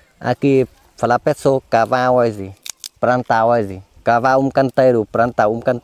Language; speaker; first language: Portuguese; non-native, learner; Vietnamese